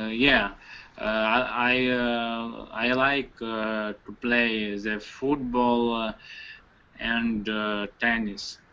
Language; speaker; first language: English; non-native, learner; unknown